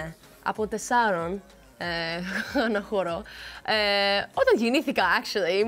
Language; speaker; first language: Greek; early bilingual, heritage; Greek